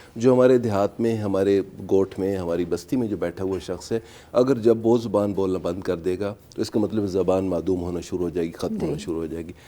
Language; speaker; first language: Urdu; non-native, local second language; Saraiki